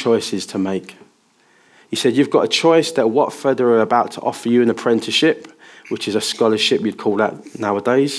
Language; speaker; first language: English; native; English